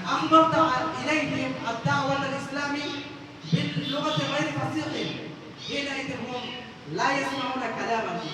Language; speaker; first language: Arabic; non-native, fluent; Bangla